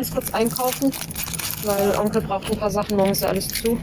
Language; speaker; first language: German; early bilingual, other home language; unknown